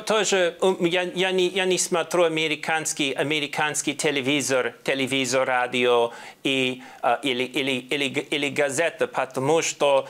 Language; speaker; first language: Russian; non-native, learner; English